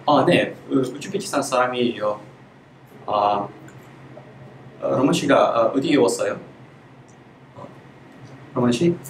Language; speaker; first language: Korean; non-native, learner; Uzbek